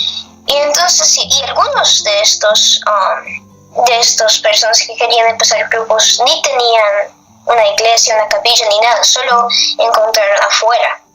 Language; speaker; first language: Spanish; non-native, fluent; English